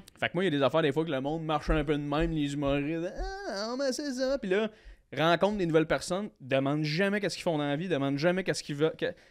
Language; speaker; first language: French; native; French